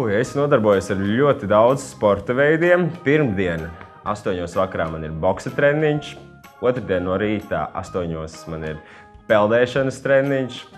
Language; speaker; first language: Latvian; native; Latvian